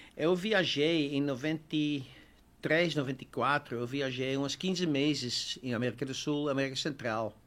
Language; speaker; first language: Portuguese; non-native, fluent; Dutch